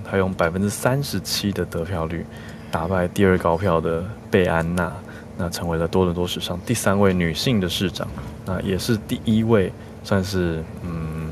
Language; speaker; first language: Chinese; native; Chinese